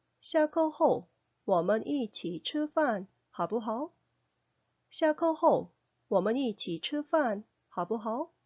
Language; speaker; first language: Chinese; non-native, fluent; Korean